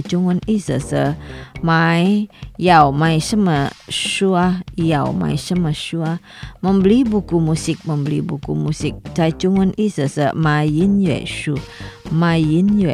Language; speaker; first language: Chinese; non-native, fluent; Indonesian